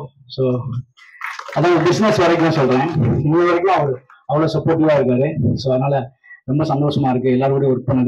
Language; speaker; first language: Tamil; native; Tamil